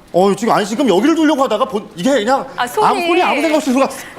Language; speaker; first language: Korean; native; Korean